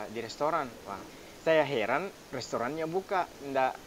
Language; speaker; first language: Indonesian; non-native, fluent; Arabic